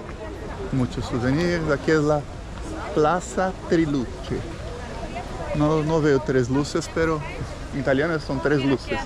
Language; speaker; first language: Spanish; non-native, fluent; Portuguese